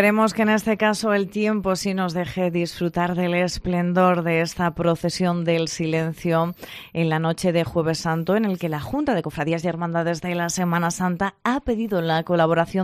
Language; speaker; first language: Spanish; native; Spanish